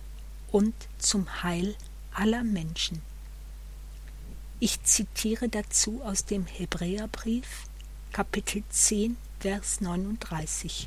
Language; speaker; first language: German; native; German